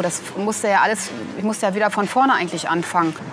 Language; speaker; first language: German; native; German